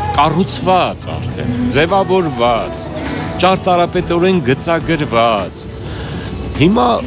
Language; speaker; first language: Armenian; native; Armenian